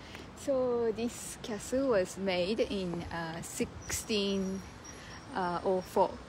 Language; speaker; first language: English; non-native, learner; Japanese